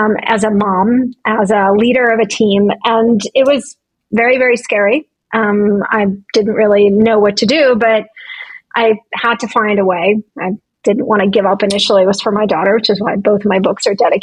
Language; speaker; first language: English; non-native, fluent; Russian